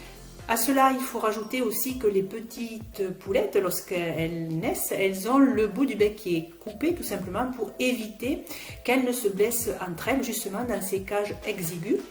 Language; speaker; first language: French; native; French